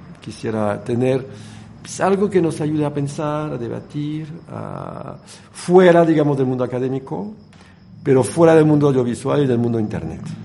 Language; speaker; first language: Spanish; non-native, fluent; French